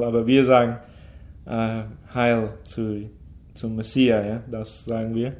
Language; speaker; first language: German; early bilingual, heritage; German